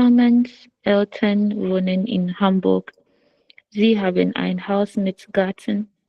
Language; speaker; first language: German; non-native, learner; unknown